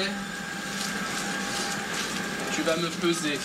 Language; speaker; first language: French; native; French